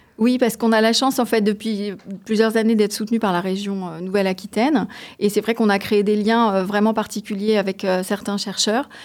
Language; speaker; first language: French; native; French